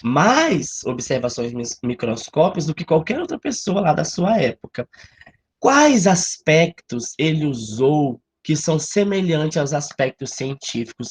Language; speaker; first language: Portuguese; native; Portuguese